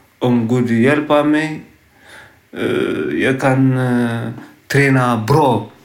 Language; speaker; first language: Swedish; non-native, learner; Tigrinya